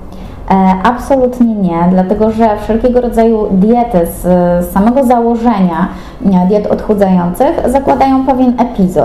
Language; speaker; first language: Polish; native; Polish